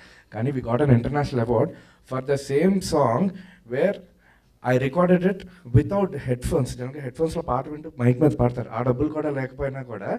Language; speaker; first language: Telugu; native; Telugu